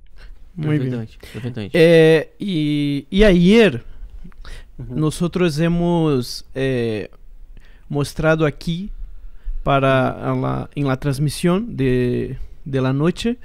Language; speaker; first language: Spanish; non-native, fluent; Portuguese